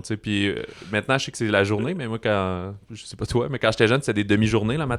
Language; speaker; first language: French; native; French